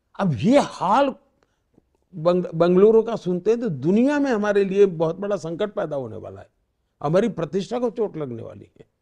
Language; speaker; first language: Hindi; native; Hindi